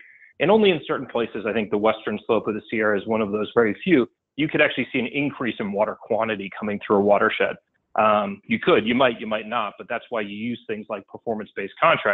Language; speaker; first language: English; native; English